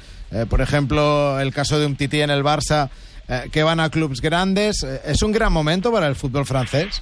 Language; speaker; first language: Spanish; native; Spanish